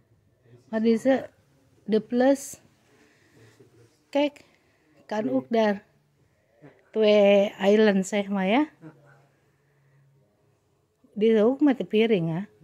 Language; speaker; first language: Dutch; non-native, learner; Indonesian